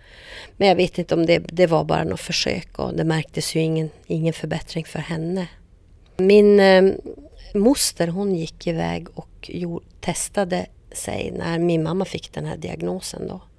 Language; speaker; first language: Swedish; native; Swedish